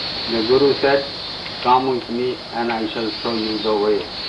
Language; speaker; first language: English; non-native, local second language; Bangla